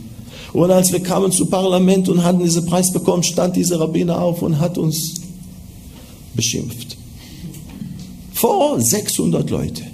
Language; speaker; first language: German; non-native, fluent; Hebrew